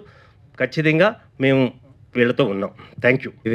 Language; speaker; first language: Telugu; native; Telugu